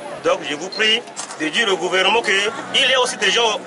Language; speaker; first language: French; non-native, local second language; Sango